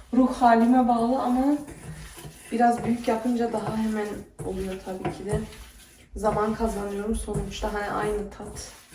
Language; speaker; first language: Turkish; early bilingual, heritage; Turkish